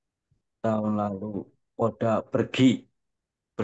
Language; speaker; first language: Indonesian; non-native, learner; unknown